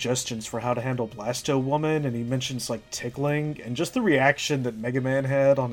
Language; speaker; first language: English; native; English